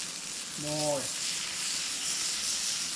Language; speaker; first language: Japanese; native; Japanese